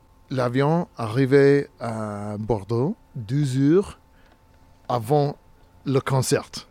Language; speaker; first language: French; non-native, learner; English